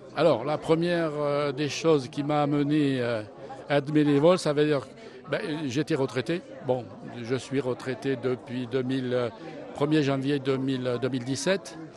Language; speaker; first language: French; native; French